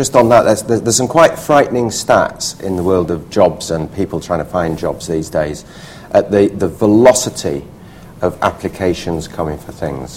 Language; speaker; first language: English; native; English